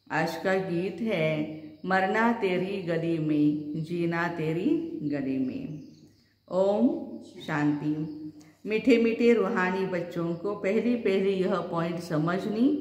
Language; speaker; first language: Hindi; non-native, local second language; Marathi